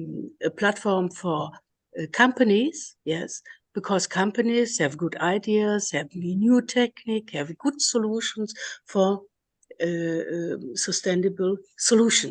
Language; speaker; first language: English; non-native, learner; German